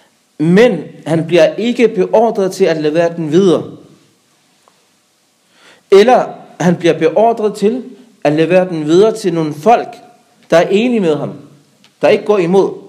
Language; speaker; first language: Danish; early bilingual, other home language; Arabic